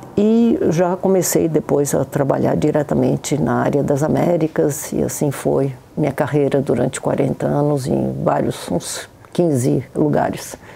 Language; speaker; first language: Portuguese; native; Portuguese